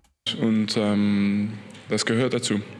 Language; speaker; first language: German; non-native, fluent; French